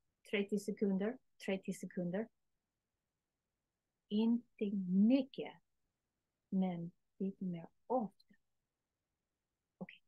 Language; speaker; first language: Swedish; non-native, learner; English